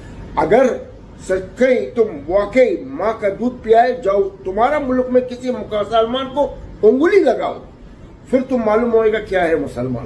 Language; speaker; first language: Hindi; non-native, fluent; Arabic